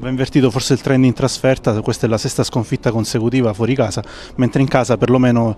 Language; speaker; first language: Italian; native; Italian